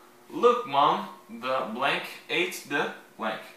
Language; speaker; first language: English; non-native, fluent; Portuguese